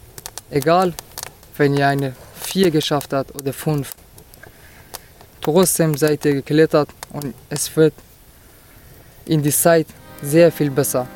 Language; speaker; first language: German; non-native, fluent; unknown